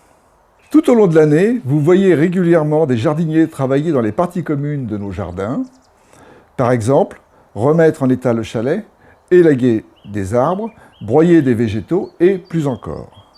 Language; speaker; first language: French; native; French